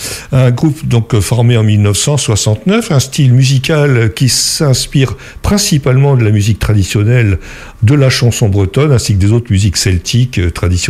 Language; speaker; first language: French; native; French